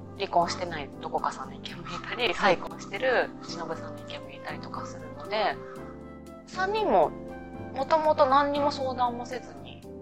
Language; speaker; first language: Japanese; native; Japanese